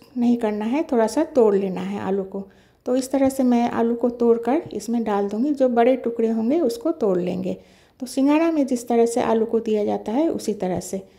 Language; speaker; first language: Hindi; non-native, local second language; Bangla